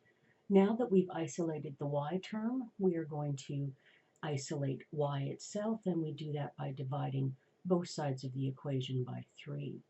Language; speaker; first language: English; native; English